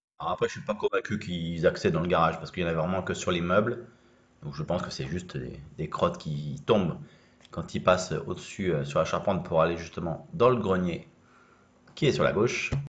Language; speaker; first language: French; native; French